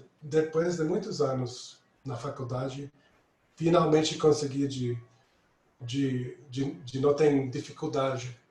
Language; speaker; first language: Portuguese; non-native, fluent; English